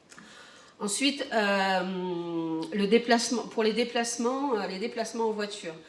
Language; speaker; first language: French; native; French